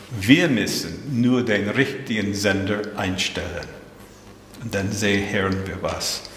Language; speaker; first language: German; early bilingual, heritage; German